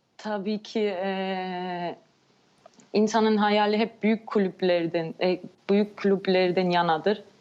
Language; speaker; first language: Turkish; early bilingual, heritage; Turkish